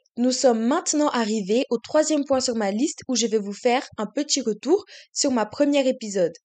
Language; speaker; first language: French; native; French